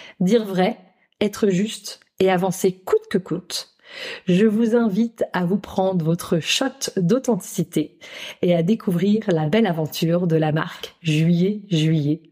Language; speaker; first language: French; native; French